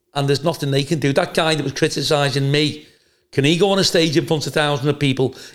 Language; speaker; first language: English; native; English